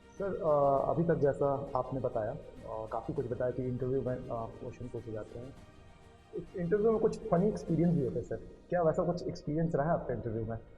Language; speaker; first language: Hindi; native; Hindi